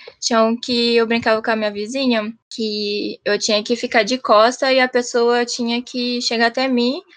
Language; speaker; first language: Portuguese; early bilingual, heritage; Japanese